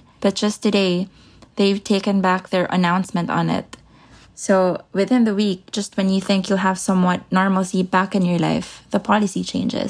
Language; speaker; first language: English; non-native, local second language; Filipino